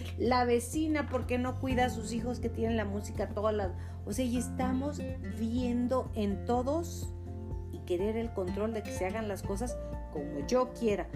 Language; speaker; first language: Spanish; native; Spanish